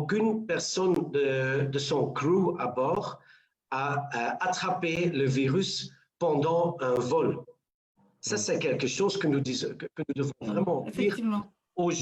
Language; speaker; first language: French; non-native, local second language; Dutch